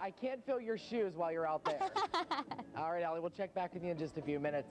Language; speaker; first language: English; native; English